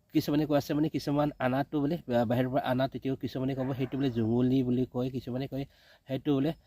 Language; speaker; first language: Assamese; native; Assamese